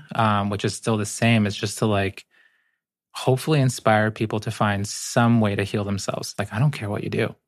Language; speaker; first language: English; early bilingual, other home language; Spanish